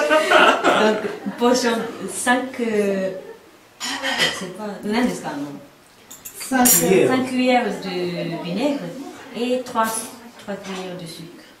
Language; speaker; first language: French; non-native, fluent; Japanese